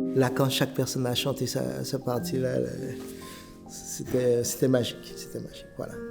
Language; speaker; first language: French; native; French